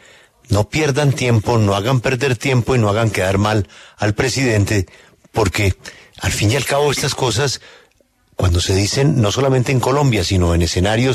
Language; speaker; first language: Spanish; native; Spanish